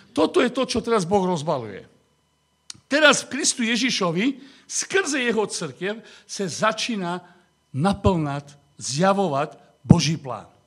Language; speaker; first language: Slovak; non-native, local second language; Hungarian